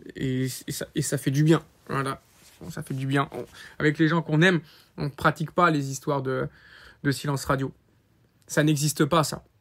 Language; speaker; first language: French; native; French